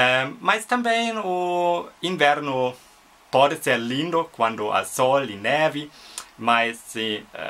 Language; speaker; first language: Portuguese; non-native, fluent; German